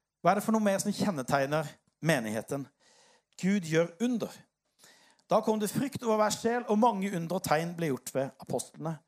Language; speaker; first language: Norwegian; native; Norwegian